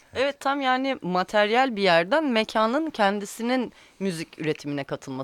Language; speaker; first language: Turkish; native; Turkish